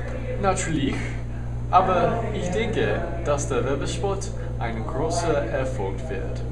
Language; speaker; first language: German; non-native, learner; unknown